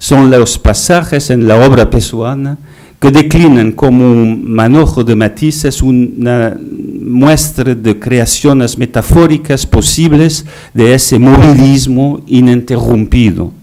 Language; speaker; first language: Spanish; non-native, fluent; French